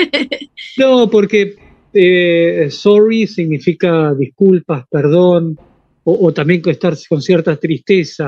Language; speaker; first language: Spanish; native; Spanish